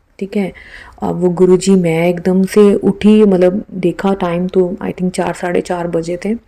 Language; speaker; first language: Hindi; native; Hindi